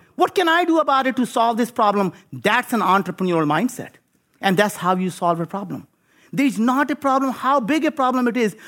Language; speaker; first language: English; non-native, local second language; Hindi